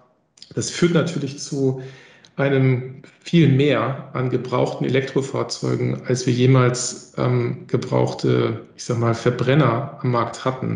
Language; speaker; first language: German; native; German